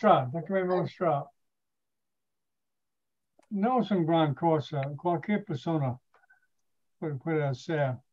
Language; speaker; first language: Spanish; non-native, learner; English